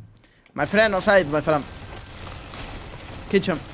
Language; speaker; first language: English; non-native, learner; Spanish